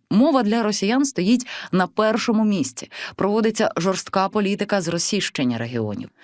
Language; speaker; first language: Ukrainian; native; Ukrainian